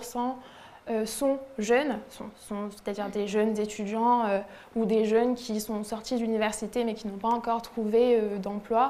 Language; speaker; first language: French; native; French